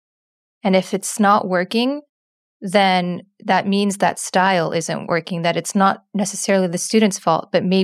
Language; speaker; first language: English; native; English